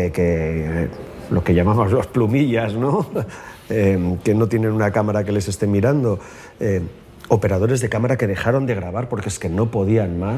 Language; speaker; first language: Spanish; native; Spanish